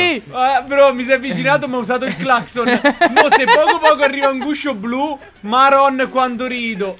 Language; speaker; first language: Italian; native; Italian